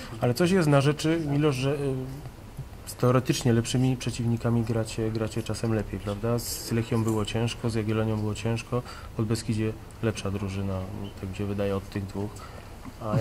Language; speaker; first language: Polish; native; Polish